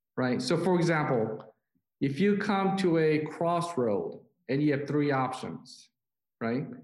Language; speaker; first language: English; non-native, fluent; Korean